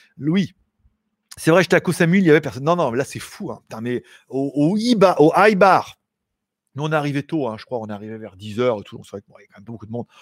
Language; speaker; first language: French; native; French